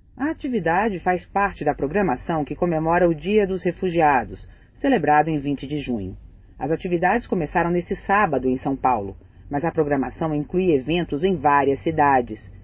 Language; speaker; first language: Portuguese; native; Portuguese